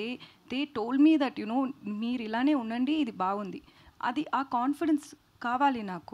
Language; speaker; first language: Telugu; non-native, learner; Tamil